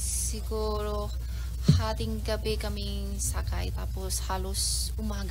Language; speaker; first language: Filipino; non-native, learner; Chinese